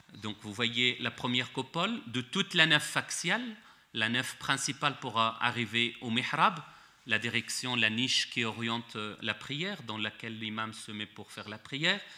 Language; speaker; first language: French; non-native, local second language; Arabic